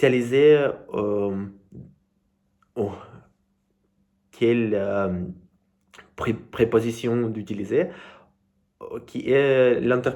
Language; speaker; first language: French; non-native, learner; Russian